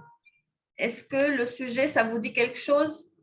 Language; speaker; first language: French; non-native, fluent; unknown